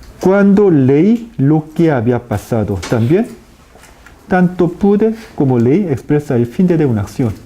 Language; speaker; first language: Spanish; non-native, fluent; Korean